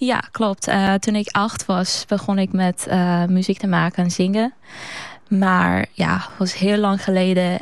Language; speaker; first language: Dutch; non-native, learner; Persian